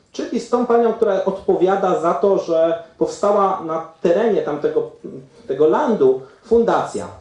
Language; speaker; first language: Polish; native; Polish